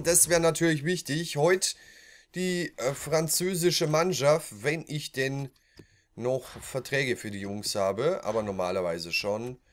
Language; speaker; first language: German; native; German